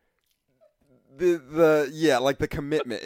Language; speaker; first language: English; native; English